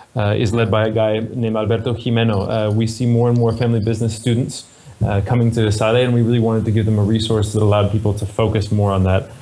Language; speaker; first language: English; native; English